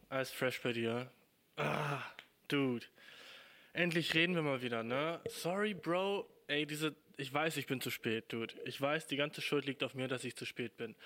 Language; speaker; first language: German; native; German